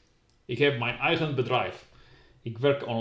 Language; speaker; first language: Dutch; non-native, learner; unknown